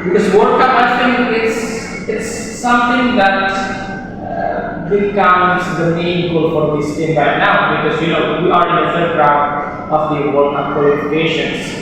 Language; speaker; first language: English; non-native, fluent; Indonesian